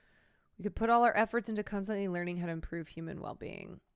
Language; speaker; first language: English; native; English